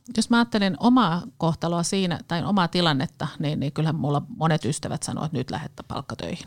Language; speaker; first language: Finnish; native; Finnish